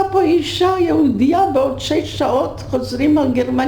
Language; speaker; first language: Hebrew; non-native, fluent; Polish